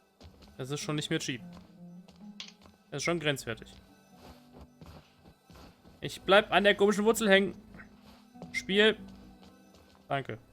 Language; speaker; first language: German; native; German